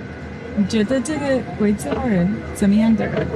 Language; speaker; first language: Chinese; non-native, learner; English